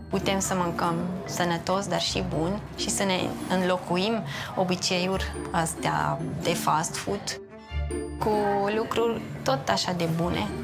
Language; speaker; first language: Romanian; non-native, fluent; German